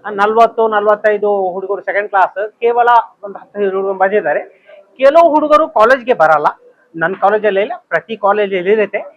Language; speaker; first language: Kannada; non-native, local second language; Urdu